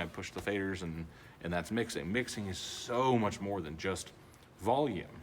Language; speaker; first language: English; native; English